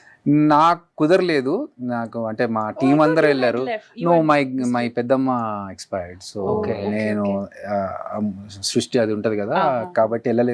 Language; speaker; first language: Telugu; native; Telugu